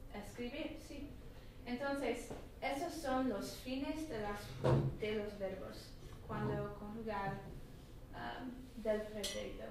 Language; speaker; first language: Spanish; non-native, learner; English